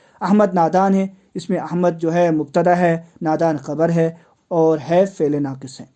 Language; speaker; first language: Urdu; non-native, local second language; Kashmiri